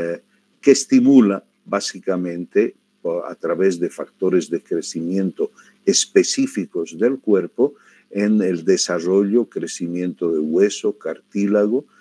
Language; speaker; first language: Spanish; native; Spanish